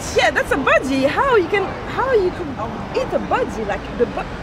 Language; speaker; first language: English; non-native, learner; French